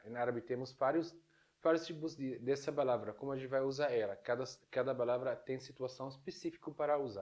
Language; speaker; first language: Portuguese; non-native, fluent; Arabic